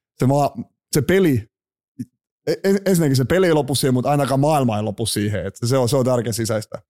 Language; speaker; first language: Finnish; early bilingual, other home language; Czech